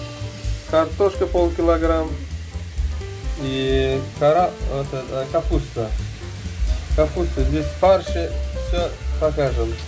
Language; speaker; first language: Russian; non-native, local second language; Uzbek